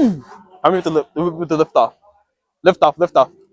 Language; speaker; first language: English; native; English